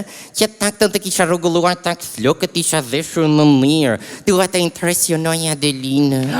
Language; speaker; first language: Albanian; early bilingual, heritage; Albanian